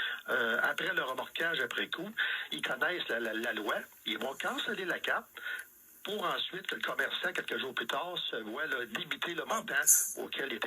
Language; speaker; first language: French; native; French